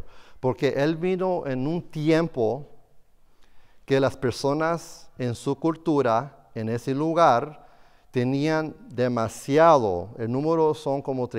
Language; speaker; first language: Spanish; non-native, fluent; English